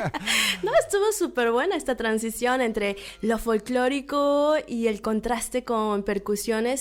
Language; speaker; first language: Spanish; native; Spanish